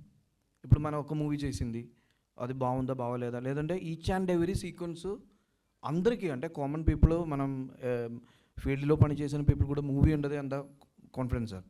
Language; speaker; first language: Telugu; non-native, learner; Malayalam